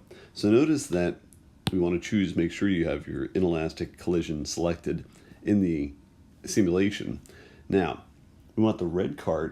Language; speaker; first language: English; native; English